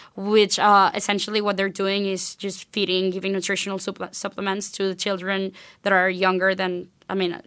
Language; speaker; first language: English; non-native, fluent; Spanish